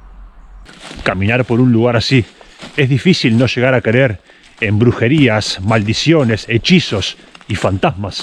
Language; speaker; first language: Spanish; native; Spanish